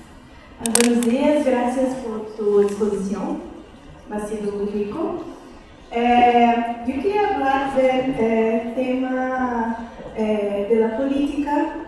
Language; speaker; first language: Spanish; non-native, fluent; Portuguese